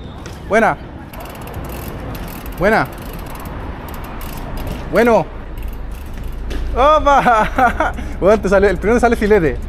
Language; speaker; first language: Spanish; native; Spanish